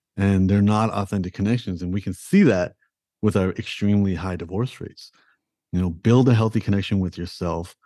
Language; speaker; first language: English; early bilingual, other home language; Punjabi